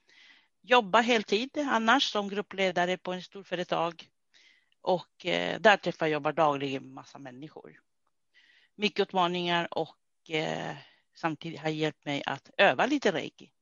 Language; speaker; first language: Swedish; non-native, fluent; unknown